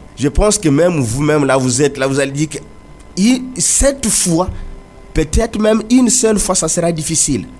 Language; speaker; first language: French; non-native, local second language; Kongo